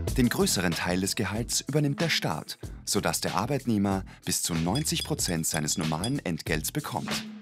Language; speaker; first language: German; native; German